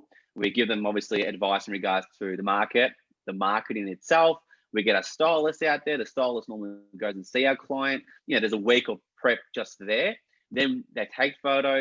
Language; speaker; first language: English; native; English